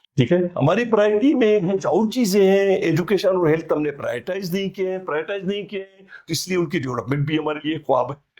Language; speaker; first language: Urdu; non-native, local second language; Baluchi